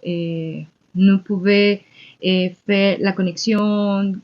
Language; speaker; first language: French; non-native, learner; Spanish